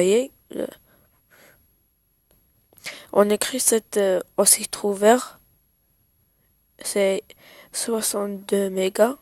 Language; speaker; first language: French; non-native, learner; Arabic